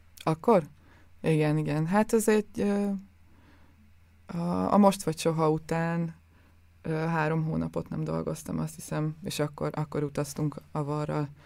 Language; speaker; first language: Hungarian; native; Hungarian